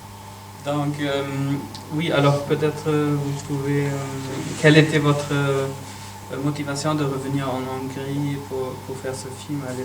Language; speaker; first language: French; non-native, fluent; German